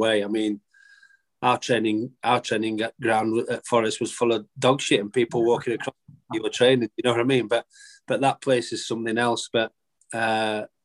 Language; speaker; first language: English; native; English